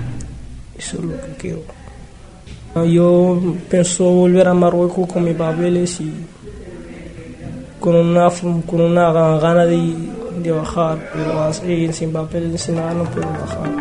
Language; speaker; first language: Spanish; non-native, learner; Arabic